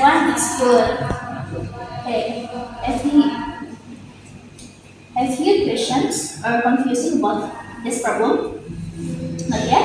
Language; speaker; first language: English; non-native, learner; Indonesian